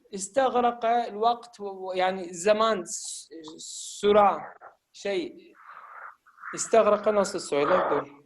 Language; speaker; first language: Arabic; non-native, fluent; Turkish